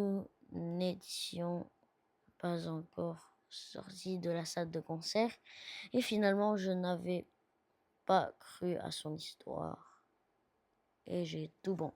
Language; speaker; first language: French; non-native, learner; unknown